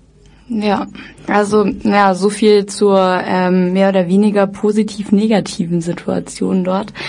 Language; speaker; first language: German; native; German